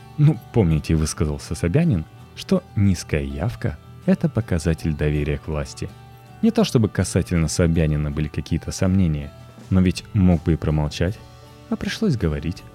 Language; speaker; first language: Russian; native; Russian